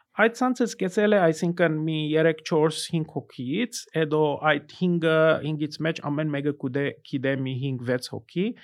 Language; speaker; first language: Armenian; early bilingual, heritage; Armenian